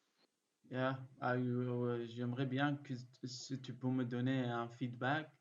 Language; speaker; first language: French; non-native, learner; Arabic